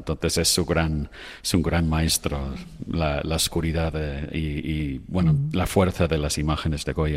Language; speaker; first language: Spanish; non-native, fluent; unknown